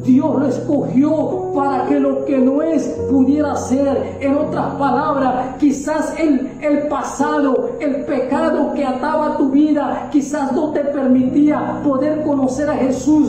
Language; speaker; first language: Spanish; native; Spanish